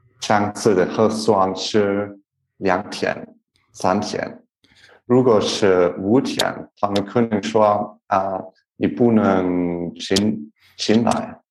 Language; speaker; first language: Chinese; non-native, learner; English